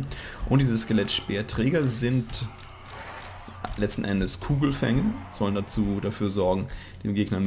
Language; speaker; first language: German; native; German